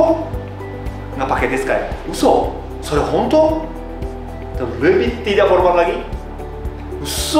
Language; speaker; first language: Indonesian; non-native, fluent; Japanese